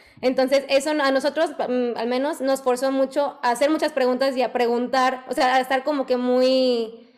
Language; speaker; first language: Spanish; native; Spanish